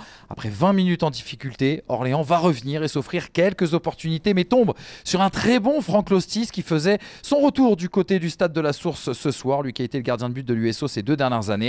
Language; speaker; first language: French; native; French